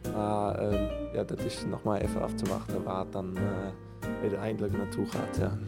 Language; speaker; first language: Dutch; early bilingual, heritage; Dutch